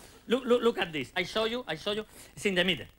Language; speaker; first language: English; non-native, learner; Spanish